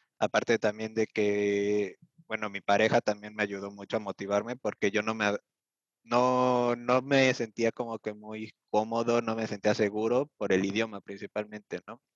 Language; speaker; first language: Spanish; native; Spanish